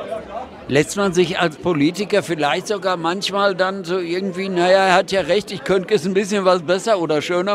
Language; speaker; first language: German; native; German